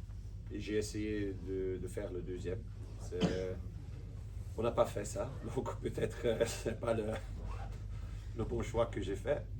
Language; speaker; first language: French; non-native, local second language; Dutch